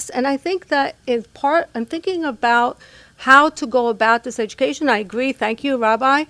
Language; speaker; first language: English; non-native, fluent; Hebrew